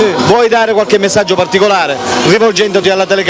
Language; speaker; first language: Italian; native; Italian